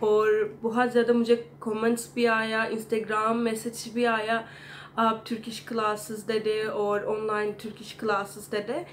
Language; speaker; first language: Hindi; non-native, fluent; Turkish